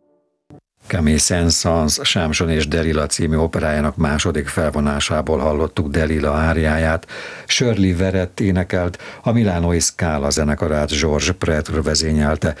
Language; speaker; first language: Hungarian; native; Hungarian